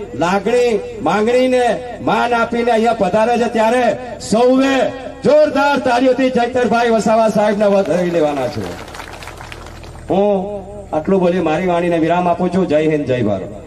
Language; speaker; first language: Gujarati; native; Gujarati